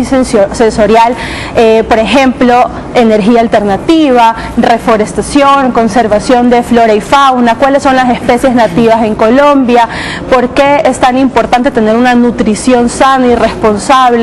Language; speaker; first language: Spanish; native; Spanish